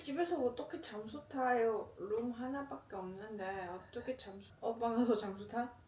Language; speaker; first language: Korean; non-native, fluent; Chinese